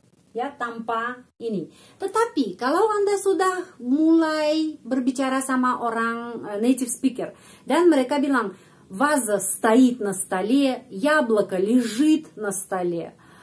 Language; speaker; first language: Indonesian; non-native, fluent; Russian